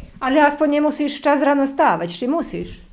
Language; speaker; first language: Slovak; non-native, local second language; Serbian